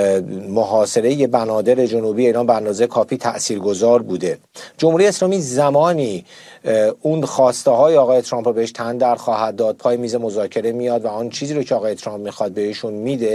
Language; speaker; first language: Persian; native; Persian